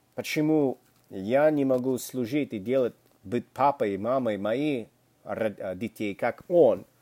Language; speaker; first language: Russian; non-native, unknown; English